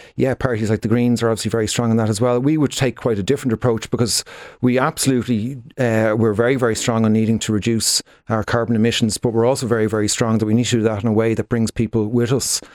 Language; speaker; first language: English; native; English